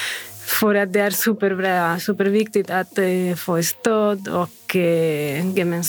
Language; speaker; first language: Swedish; non-native, fluent; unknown